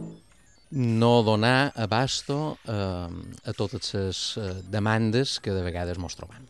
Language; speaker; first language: Catalan; native; Catalan